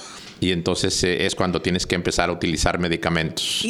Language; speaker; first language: Spanish; native; Spanish